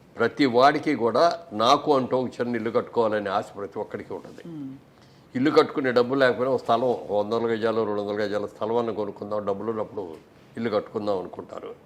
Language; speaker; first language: Telugu; native; Telugu